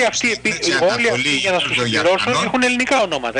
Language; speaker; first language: Greek; native; Greek